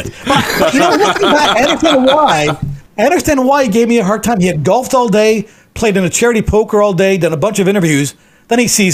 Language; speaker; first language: English; native; English